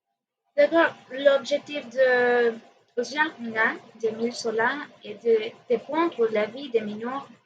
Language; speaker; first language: French; non-native, learner; Spanish